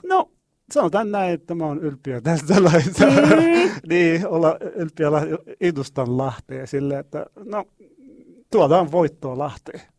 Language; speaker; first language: Finnish; non-native, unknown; Arabic